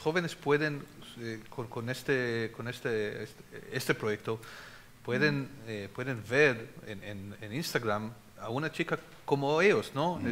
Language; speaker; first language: Spanish; non-native, fluent; Hebrew